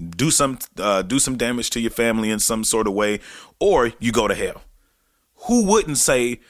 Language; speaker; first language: English; native; English